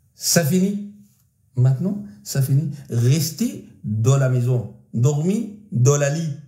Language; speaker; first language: French; non-native, learner; Arabic